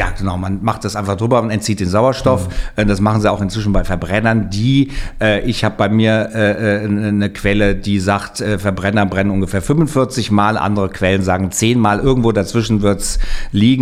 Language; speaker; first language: German; native; German